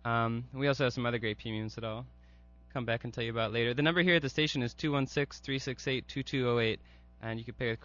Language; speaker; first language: English; native; English